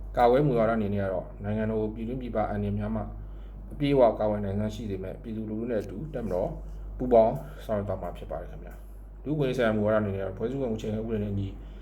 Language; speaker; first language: Burmese; non-native, local second language; Hakha Chin